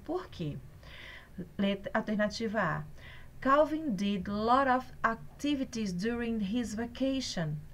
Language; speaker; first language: English; non-native, fluent; Portuguese